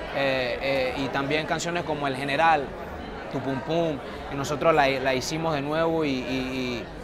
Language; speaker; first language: Spanish; native; Spanish